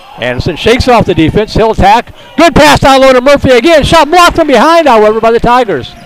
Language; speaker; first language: English; native; English